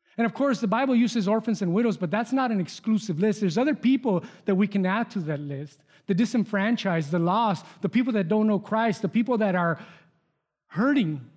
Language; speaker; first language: English; non-native, fluent; Spanish